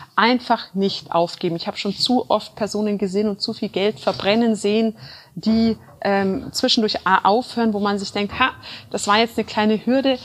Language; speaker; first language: German; early bilingual, other home language; Turkish